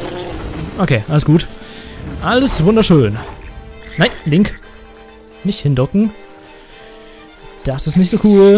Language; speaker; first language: German; native; German